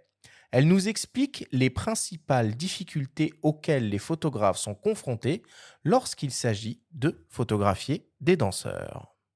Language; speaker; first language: French; native; French